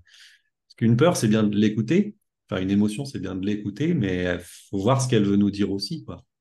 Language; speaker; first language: French; native; French